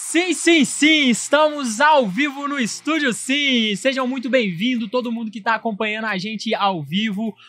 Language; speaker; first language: Portuguese; native; Portuguese